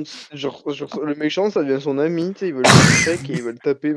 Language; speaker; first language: French; native; French